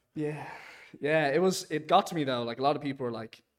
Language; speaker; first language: English; native; English